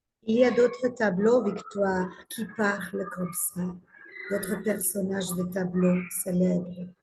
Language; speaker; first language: French; non-native, fluent; Spanish